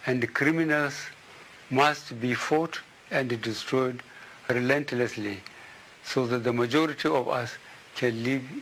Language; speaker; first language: English; non-native, local second language; Hausa